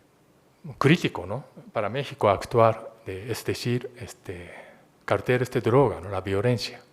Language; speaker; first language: Spanish; non-native, fluent; Japanese